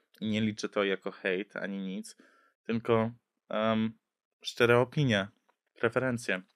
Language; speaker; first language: Polish; early bilingual, heritage; English